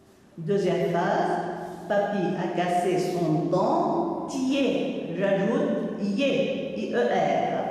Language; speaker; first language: French; non-native, local second language; Arabic